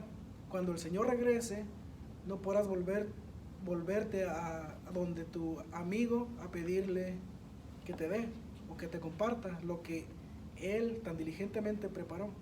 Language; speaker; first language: Spanish; native; Spanish